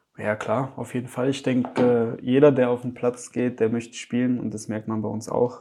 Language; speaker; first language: German; early bilingual, other home language; Polish